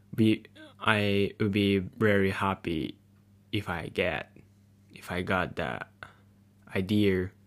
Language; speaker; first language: English; non-native, learner; Japanese